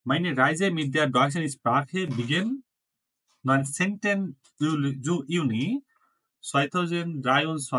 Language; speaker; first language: German; non-native, learner; Bangla